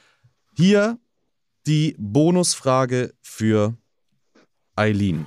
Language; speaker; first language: German; native; German